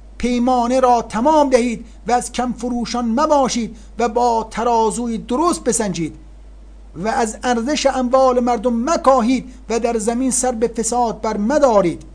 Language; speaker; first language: Persian; native; Persian